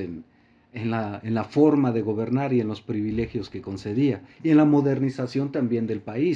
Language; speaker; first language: Spanish; native; Spanish